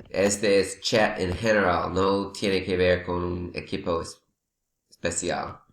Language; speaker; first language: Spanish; non-native, learner; English